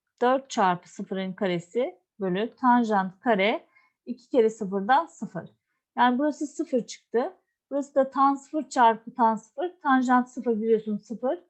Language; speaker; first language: Turkish; native; Turkish